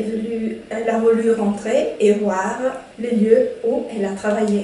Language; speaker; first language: French; non-native, fluent; Italian